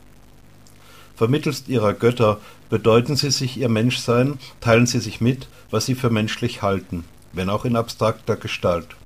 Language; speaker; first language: German; native; German